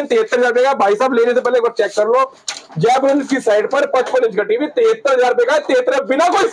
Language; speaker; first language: Hindi; native; Hindi